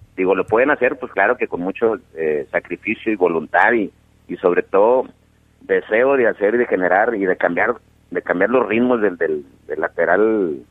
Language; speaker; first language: Spanish; native; Spanish